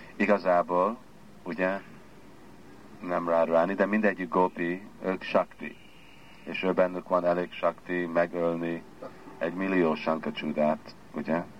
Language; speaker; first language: Hungarian; early bilingual, heritage; Hungarian